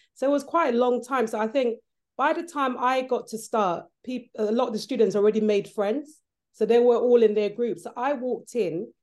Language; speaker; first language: English; early bilingual, other home language; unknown